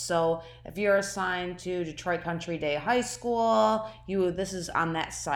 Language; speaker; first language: English; native; English